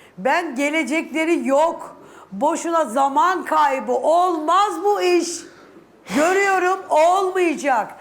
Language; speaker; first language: Turkish; native; Turkish